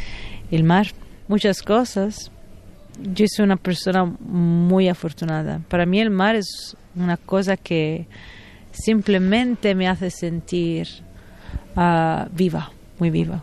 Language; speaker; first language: Spanish; non-native, fluent; Italian